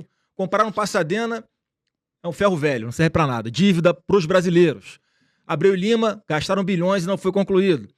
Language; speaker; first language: Portuguese; native; Portuguese